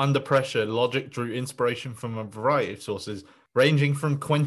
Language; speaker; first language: English; native; English